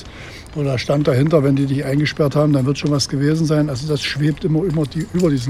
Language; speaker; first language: German; native; German